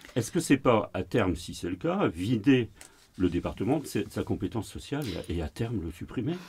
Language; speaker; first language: French; native; French